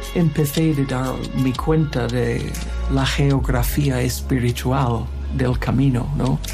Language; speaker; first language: Spanish; non-native, fluent; English